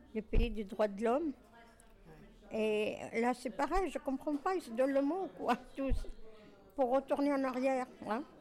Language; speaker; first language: French; non-native, local second language; Arabic